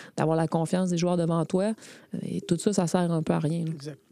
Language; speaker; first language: French; native; French